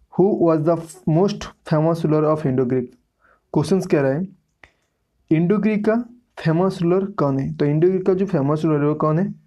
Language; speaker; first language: Hindi; native; Hindi